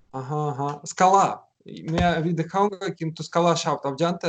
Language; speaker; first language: Hindi; non-native, learner; Russian